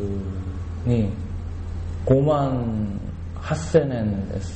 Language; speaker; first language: Japanese; non-native, learner; Korean